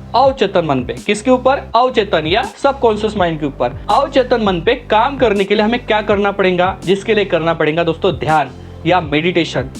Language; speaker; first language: Hindi; non-native, local second language; Marathi